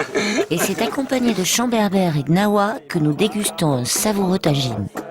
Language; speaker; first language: French; native; French